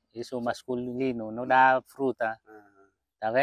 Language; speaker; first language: Portuguese; non-native, local second language; Vietnamese